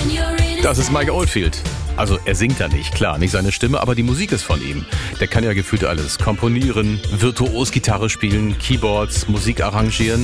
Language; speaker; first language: German; native; German